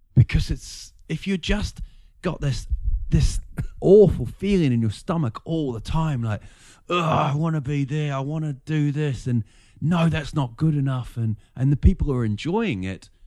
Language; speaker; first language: English; native; English